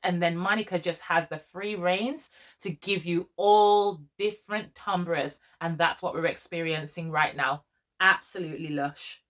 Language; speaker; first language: English; native; English